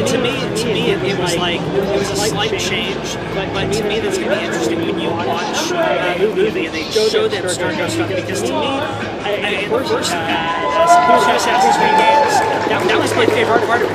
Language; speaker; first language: English; native; English